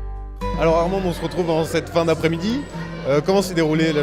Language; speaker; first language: French; native; French